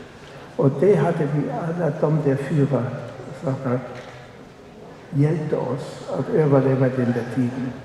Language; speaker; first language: Swedish; non-native, fluent; German